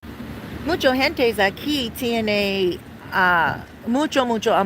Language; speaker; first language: Spanish; non-native, learner; English